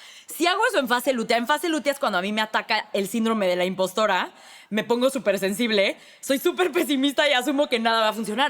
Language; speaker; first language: Spanish; native; Spanish